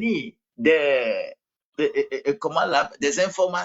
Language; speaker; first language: French; non-native, local second language; Ewe